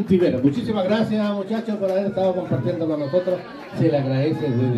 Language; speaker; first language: Spanish; native; Spanish